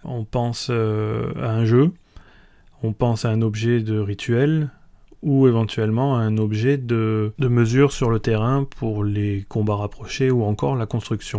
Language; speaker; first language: French; native; French